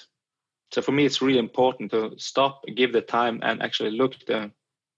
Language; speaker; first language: English; non-native, fluent; Swedish